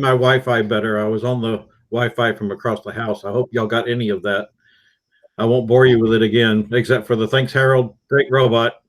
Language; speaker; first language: English; native; English